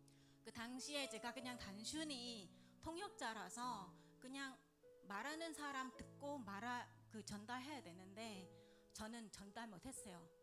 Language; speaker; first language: Korean; non-native, learner; Vietnamese